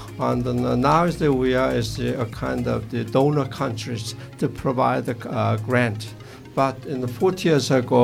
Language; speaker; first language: English; non-native, learner; Korean